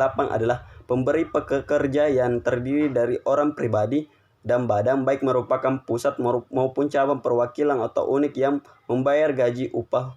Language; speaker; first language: Indonesian; native; Indonesian